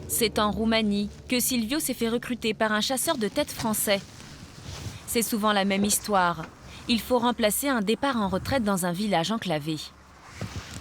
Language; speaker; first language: French; native; French